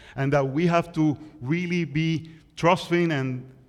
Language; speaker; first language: English; non-native, fluent; Spanish